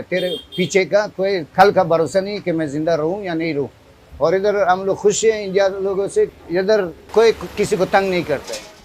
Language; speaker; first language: Hindi; non-native, learner; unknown